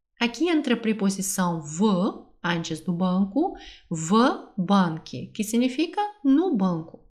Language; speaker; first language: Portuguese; non-native, fluent; Russian